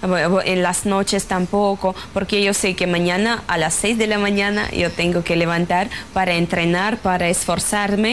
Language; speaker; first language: Spanish; non-native, fluent; Russian